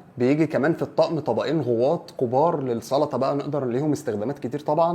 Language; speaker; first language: Arabic; native; Arabic